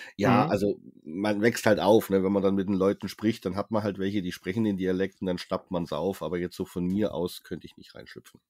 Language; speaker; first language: German; native; German